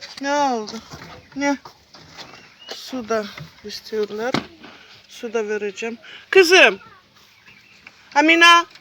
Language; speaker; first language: Turkish; non-native, learner; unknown